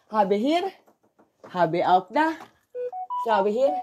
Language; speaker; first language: German; non-native, learner; Filipino